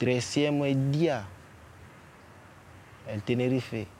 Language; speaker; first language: Spanish; non-native, learner; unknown